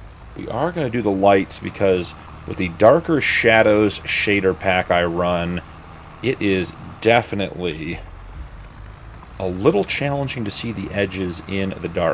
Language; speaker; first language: English; native; English